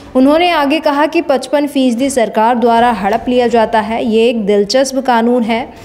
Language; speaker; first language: Hindi; native; Hindi